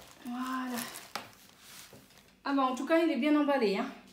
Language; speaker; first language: French; native; French